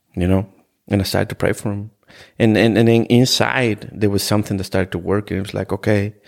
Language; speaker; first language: English; non-native, fluent; Spanish